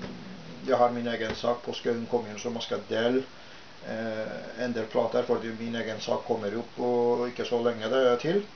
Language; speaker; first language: Norwegian; non-native, fluent; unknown